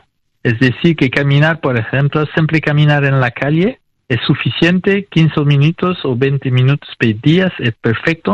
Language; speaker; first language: Spanish; non-native, fluent; French